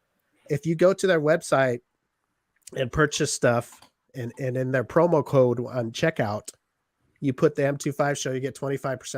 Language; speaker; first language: English; native; English